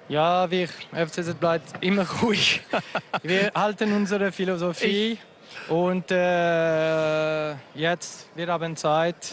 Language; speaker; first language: German; non-native, local second language; French